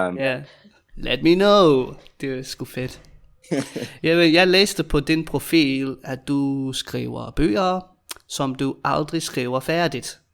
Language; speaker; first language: Danish; native; Danish